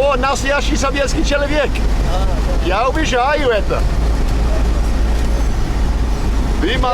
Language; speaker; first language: Russian; non-native, learner; English